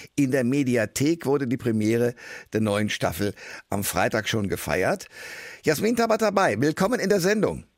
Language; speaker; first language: German; native; German